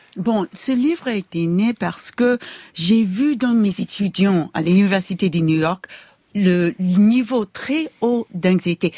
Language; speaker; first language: French; non-native, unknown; English